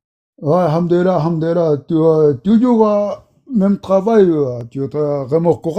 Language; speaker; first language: French; non-native, learner; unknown